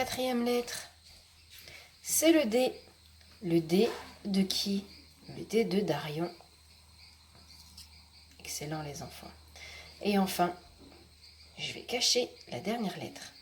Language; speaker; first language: French; native; French